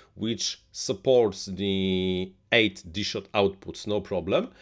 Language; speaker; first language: English; non-native, fluent; Polish